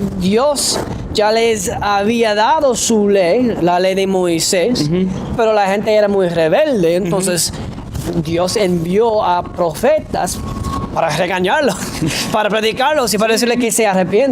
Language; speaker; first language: Spanish; non-native, fluent; English